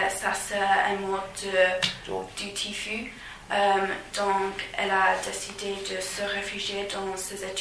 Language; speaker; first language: French; non-native, fluent; English